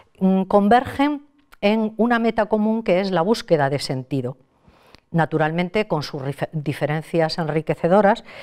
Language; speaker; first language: Spanish; native; Spanish